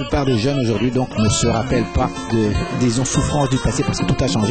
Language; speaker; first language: French; native; French